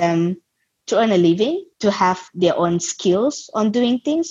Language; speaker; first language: English; non-native, local second language; Malay